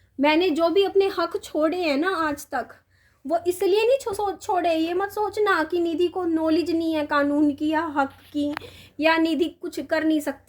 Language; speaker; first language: Hindi; native; Hindi